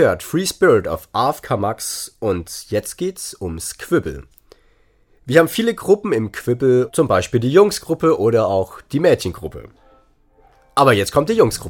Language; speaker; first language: German; native; German